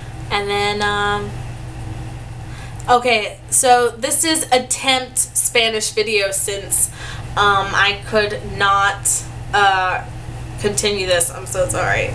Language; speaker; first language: English; native; English